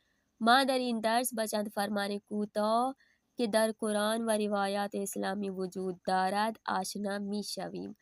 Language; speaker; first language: Persian; non-native, fluent; Urdu